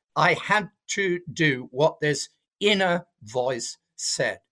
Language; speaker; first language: English; native; English